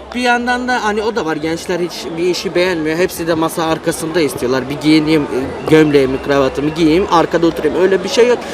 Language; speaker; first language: Turkish; non-native, fluent; Arabic